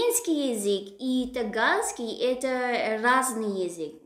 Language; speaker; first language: Russian; non-native, learner; Filipino